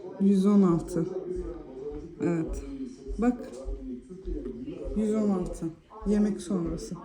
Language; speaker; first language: Turkish; early bilingual, heritage; Turkish